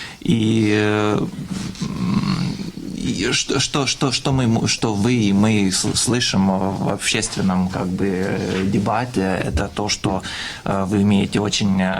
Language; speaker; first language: Russian; non-native, fluent; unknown